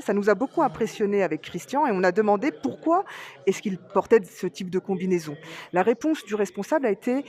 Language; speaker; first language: French; native; French